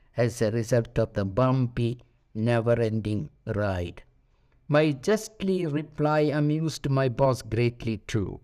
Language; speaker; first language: English; non-native, local second language; Malayalam